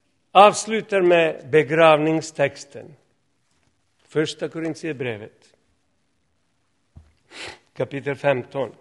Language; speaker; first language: Swedish; non-native, fluent; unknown